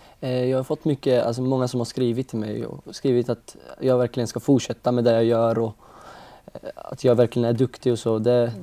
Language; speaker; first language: Swedish; early bilingual, other home language; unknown